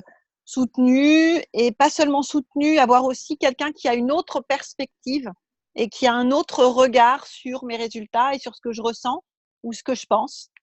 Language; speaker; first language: French; native; French